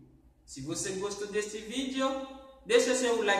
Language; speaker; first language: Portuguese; non-native, fluent; Haitian Creole